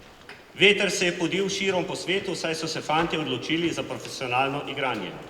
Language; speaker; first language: Slovenian; native; Slovenian